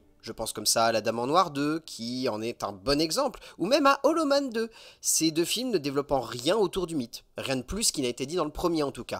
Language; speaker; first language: French; native; French